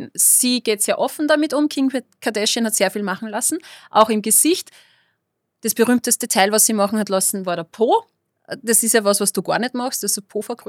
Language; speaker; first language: German; native; German